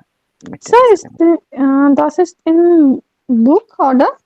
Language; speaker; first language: German; non-native, learner; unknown